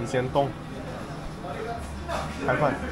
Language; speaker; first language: Chinese; non-native, fluent; Indonesian